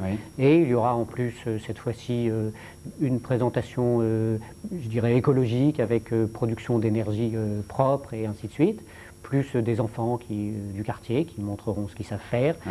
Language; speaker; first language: French; native; French